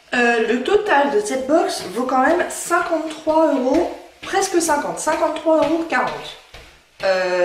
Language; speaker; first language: French; native; French